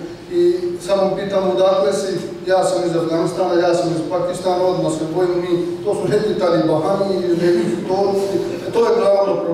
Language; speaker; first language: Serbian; non-native, learner; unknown